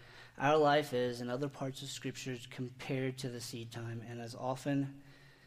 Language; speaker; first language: English; native; English